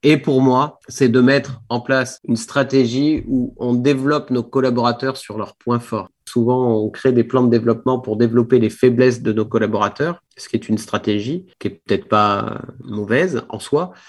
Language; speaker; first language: French; native; French